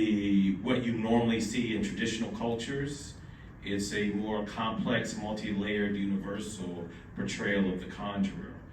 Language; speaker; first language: English; native; English